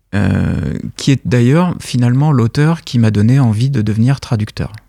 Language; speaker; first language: French; native; French